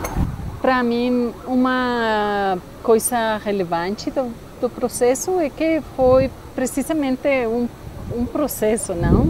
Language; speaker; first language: Portuguese; non-native, fluent; Spanish